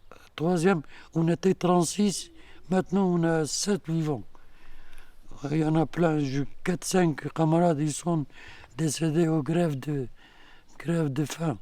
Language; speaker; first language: French; non-native, learner; Kurdish